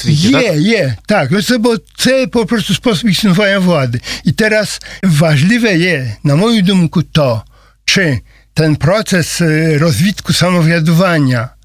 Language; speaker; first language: Ukrainian; non-native, learner; Polish